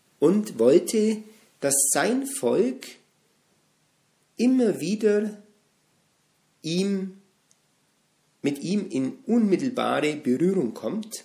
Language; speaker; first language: German; native; German